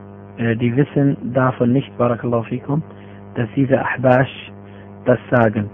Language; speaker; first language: German; non-native, fluent; Arabic